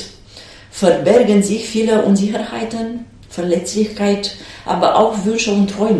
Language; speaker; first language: German; non-native, fluent; Romanian